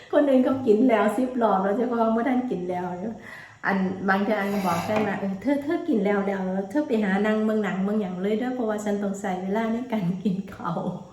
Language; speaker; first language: Thai; native; Thai